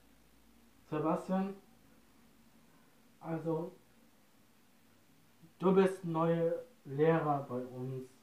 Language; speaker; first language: German; non-native, learner; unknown